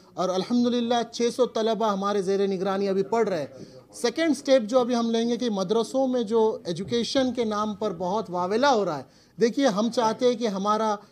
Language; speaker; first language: Hindi; native; Hindi